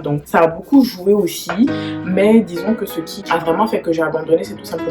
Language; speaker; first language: French; native; French